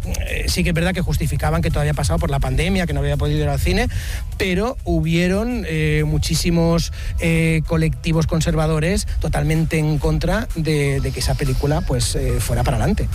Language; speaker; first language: Spanish; native; Spanish